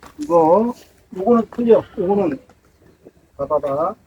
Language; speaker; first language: Korean; native; Korean